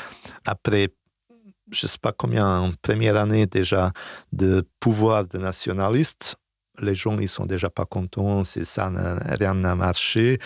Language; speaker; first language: French; non-native, fluent; Bosnian